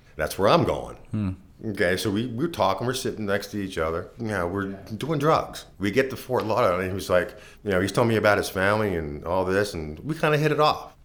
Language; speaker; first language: English; native; English